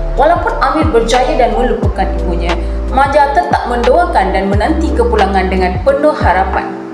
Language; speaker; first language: Malay; non-native, local second language; Tamil